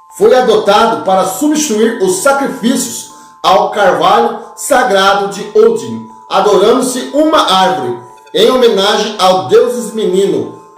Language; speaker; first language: Portuguese; native; Portuguese